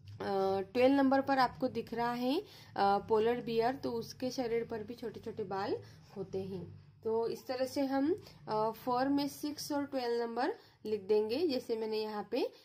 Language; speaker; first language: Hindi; non-native, local second language; Marathi